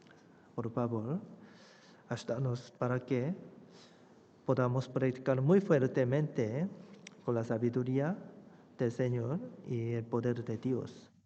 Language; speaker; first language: Spanish; non-native, fluent; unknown